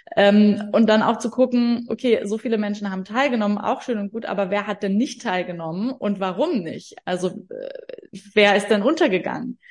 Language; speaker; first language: German; native; German